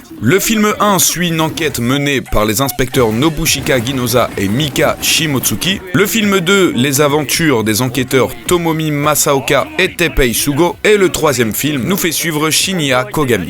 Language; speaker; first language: French; native; French